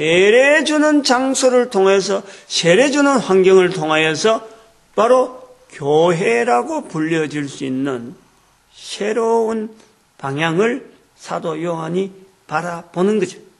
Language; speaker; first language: Korean; native; Korean